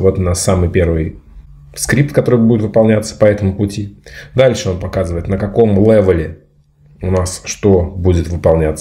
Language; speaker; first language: Russian; native; Russian